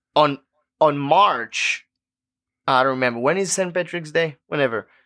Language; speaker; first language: English; non-native, fluent; Hebrew